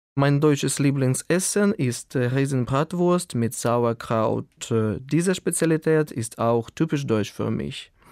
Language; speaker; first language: German; non-native, fluent; Ukrainian